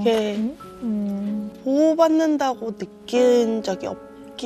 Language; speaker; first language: Korean; native; Korean